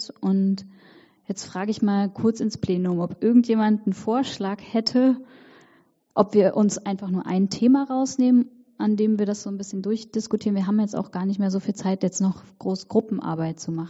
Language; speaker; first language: German; native; German